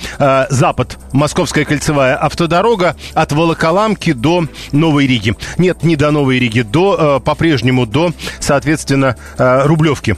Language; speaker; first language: Russian; native; Russian